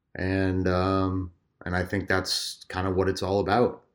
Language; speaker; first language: English; native; English